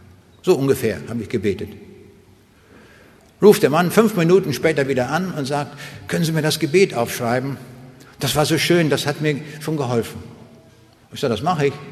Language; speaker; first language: German; native; German